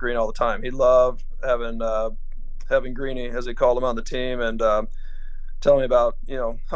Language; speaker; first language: English; native; English